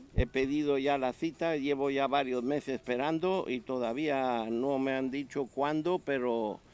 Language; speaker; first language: Spanish; native; Spanish